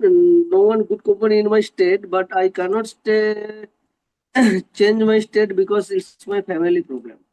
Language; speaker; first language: English; non-native, local second language; Hindi